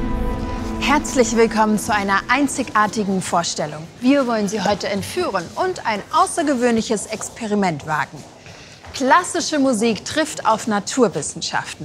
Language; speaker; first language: German; native; German